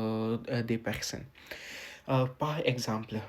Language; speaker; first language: French; non-native, learner; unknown